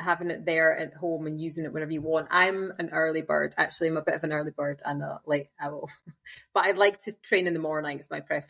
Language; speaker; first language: English; native; English